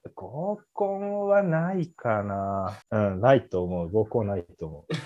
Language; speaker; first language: Japanese; native; Japanese